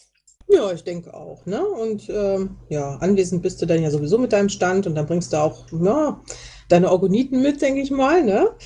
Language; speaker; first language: German; native; German